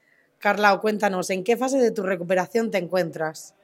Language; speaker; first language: Spanish; native; Spanish